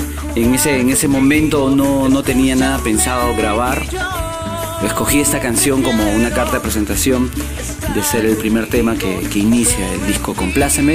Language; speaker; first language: Spanish; native; Spanish